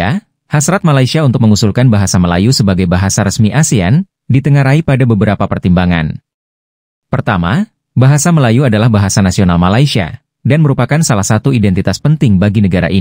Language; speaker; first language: Indonesian; native; Indonesian